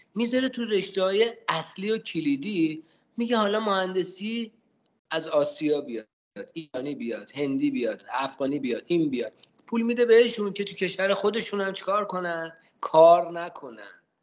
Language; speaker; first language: Persian; native; Persian